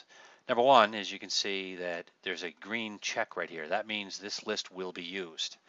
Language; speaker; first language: English; native; English